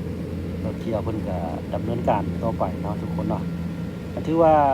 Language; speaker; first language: Thai; non-native, local second language; Northeastern Thai